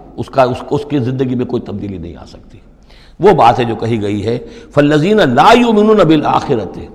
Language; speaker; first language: Urdu; native; Urdu